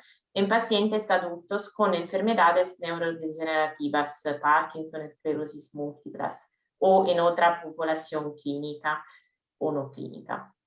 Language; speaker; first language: Spanish; non-native, fluent; Italian